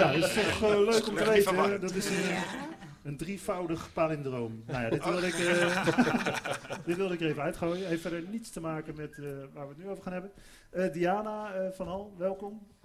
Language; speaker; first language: Dutch; native; Dutch